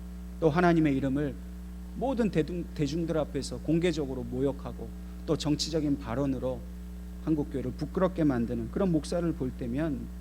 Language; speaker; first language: Korean; native; Korean